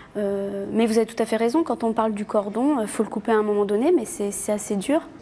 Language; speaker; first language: French; native; French